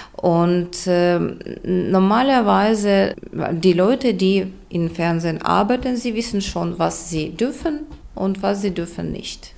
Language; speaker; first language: German; non-native, fluent; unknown